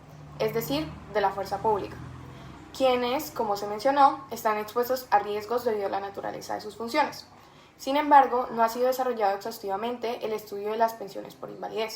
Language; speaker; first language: Spanish; native; Spanish